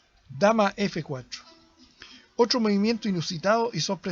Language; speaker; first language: Spanish; native; Spanish